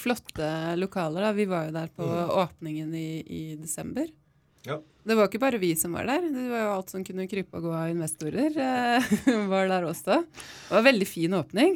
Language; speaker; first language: Norwegian; native; Norwegian